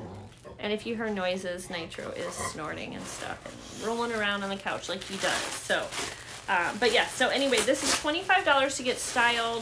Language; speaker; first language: English; native; English